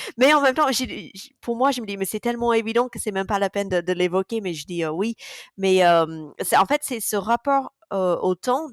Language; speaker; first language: French; non-native, fluent; English